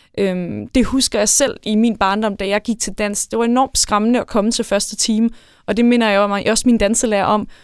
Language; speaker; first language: Danish; native; Danish